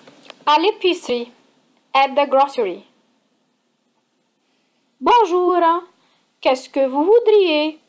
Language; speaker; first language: French; non-native, fluent; English